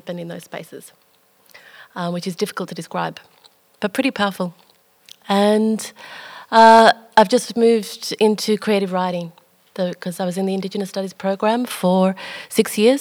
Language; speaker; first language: English; native; English